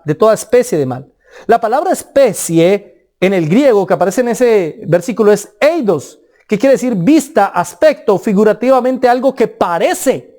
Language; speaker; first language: Spanish; native; Spanish